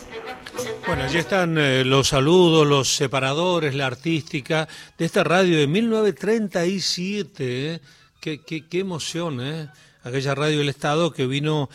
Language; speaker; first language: Spanish; native; Spanish